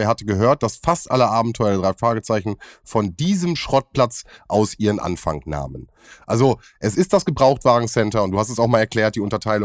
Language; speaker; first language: German; native; German